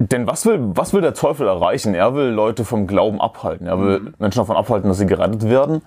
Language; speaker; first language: German; native; German